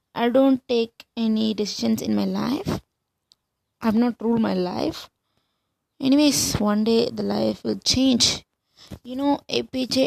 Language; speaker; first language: English; non-native, local second language; Tamil